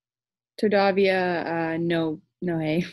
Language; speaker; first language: Spanish; non-native, learner; English